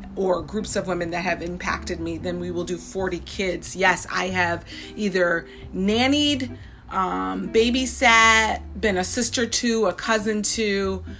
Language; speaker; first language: English; native; English